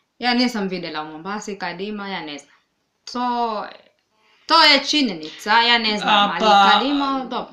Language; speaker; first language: Serbian; non-native, learner; Swahili